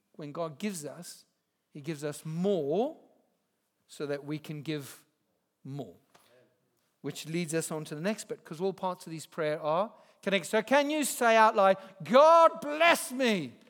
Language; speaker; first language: English; native; English